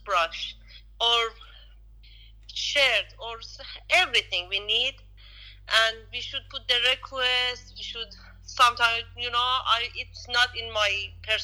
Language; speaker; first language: English; non-native, learner; Persian